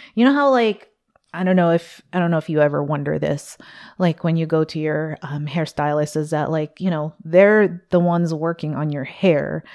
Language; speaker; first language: English; early bilingual, other home language; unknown